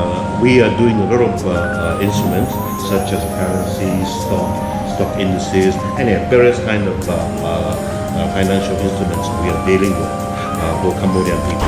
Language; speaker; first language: English; non-native, fluent; Khmer